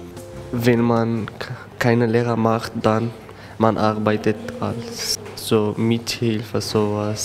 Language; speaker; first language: German; non-native, learner; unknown